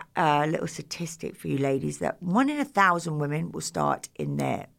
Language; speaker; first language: English; native; English